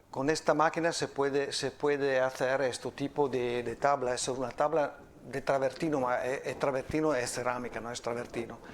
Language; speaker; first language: Spanish; non-native, fluent; Italian